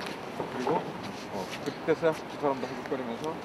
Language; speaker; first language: Korean; native; Korean